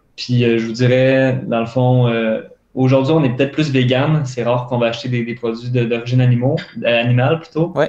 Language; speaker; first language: French; native; French